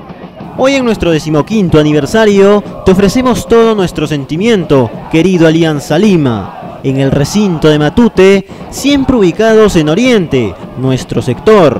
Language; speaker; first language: Spanish; native; Spanish